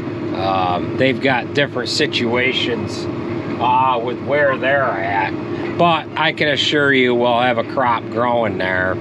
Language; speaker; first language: English; native; English